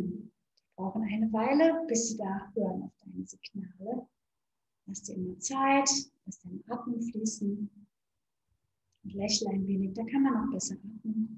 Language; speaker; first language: German; native; German